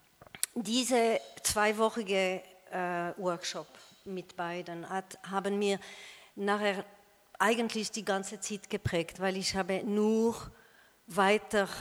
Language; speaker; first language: German; non-native, fluent; French